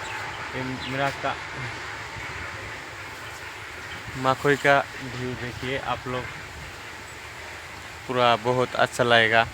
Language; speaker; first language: Hindi; non-native, local second language; Bangla